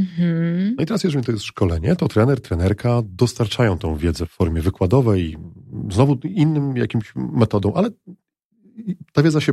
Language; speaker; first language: Polish; native; Polish